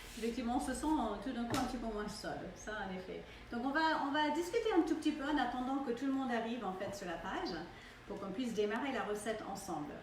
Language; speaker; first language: French; non-native, fluent; English